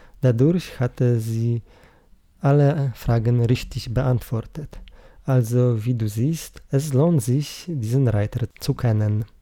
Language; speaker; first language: German; non-native, learner; Polish